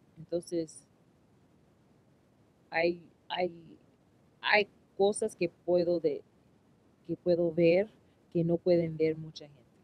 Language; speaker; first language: Spanish; non-native, learner; English